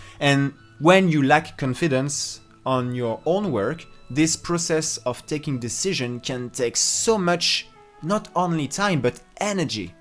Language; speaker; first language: English; non-native, fluent; French